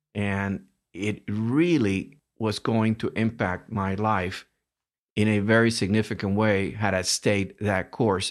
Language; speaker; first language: English; early bilingual, other home language; Spanish